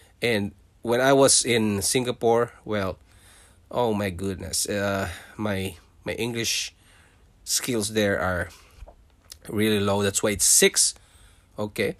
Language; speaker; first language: English; non-native, local second language; Filipino